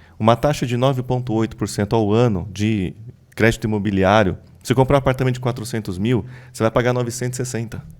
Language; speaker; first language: Portuguese; native; Portuguese